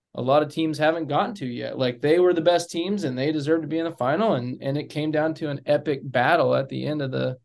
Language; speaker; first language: English; native; English